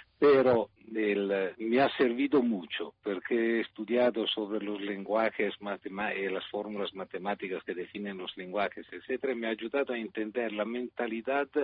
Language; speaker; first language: Spanish; non-native, fluent; Italian